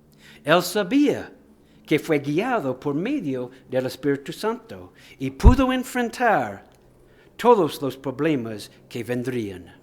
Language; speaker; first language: Spanish; non-native, fluent; English